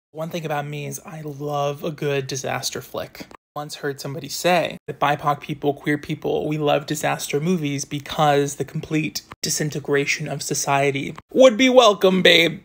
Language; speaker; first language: English; native; English